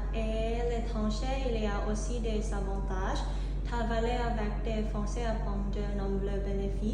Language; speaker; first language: French; non-native, learner; Thai